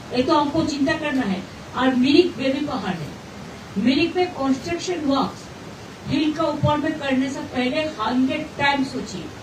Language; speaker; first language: Hindi; non-native, local second language; Bangla